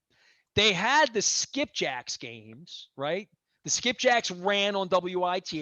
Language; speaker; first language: English; native; English